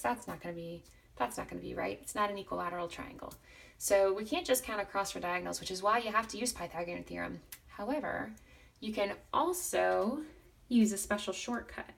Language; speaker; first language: English; native; English